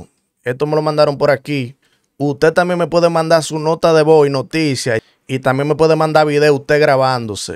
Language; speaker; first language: Spanish; native; Spanish